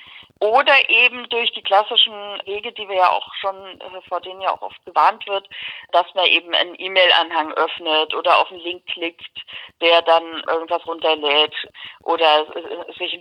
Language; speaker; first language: German; native; German